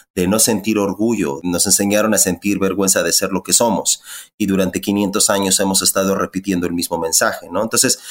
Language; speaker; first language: Spanish; native; Spanish